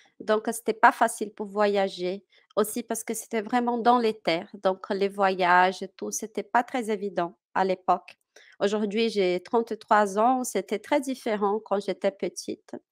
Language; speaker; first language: French; non-native, fluent; Portuguese